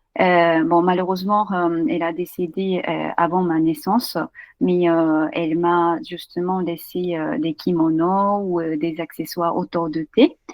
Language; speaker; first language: French; non-native, fluent; Japanese